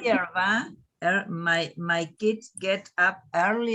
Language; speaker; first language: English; non-native, learner; Spanish